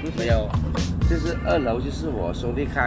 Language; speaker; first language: Chinese; native; Chinese